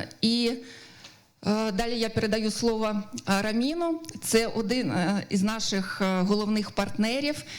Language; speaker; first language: Ukrainian; native; Ukrainian